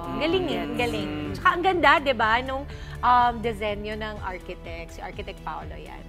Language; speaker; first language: Filipino; non-native, local second language; Pampanga